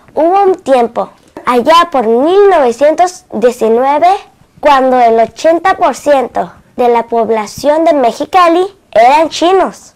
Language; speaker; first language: Spanish; early bilingual, other home language; Cantonese